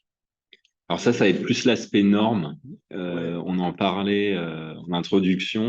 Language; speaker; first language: French; native; French